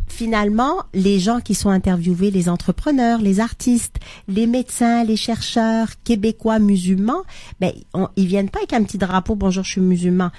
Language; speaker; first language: French; non-native, local second language; Arabic